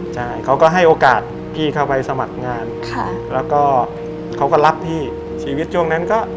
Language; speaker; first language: Thai; native; Thai